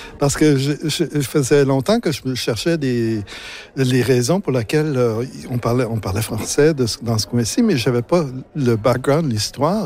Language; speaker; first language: French; native; French